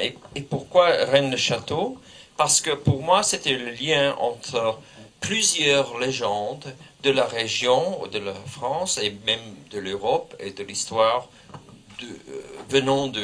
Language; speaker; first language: French; non-native, fluent; English